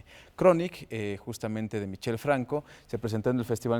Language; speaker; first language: Spanish; native; Spanish